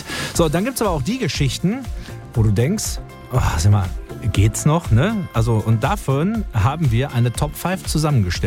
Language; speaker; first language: German; native; German